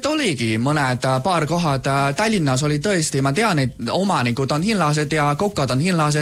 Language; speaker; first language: Estonian; non-native, fluent; Chinese